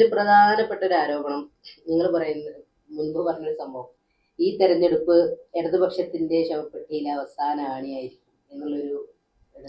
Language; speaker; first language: Malayalam; native; Malayalam